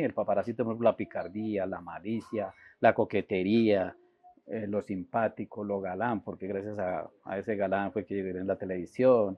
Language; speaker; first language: Spanish; native; Spanish